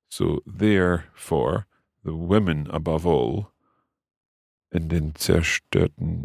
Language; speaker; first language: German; non-native, fluent; English